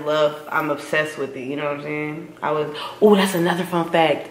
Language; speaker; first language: English; native; English